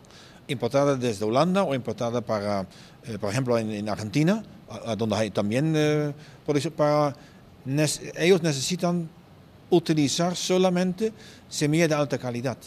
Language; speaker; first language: Spanish; non-native, fluent; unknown